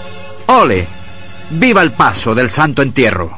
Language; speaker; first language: Spanish; native; Spanish